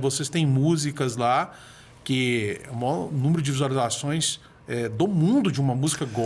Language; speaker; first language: Portuguese; native; Portuguese